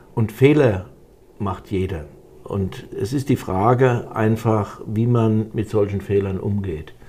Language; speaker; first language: German; native; German